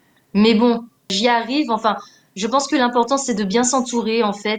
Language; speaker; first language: French; native; French